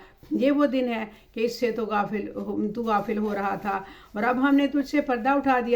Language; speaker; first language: Urdu; native; Urdu